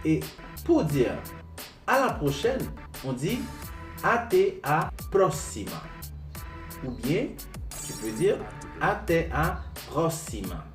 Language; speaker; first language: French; non-native, local second language; Haitian Creole